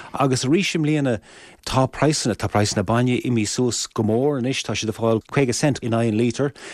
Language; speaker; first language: Irish; native; Irish